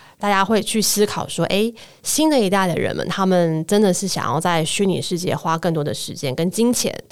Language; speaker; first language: Chinese; native; Chinese